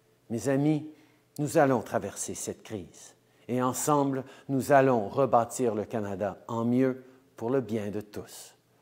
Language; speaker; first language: French; early bilingual, heritage; French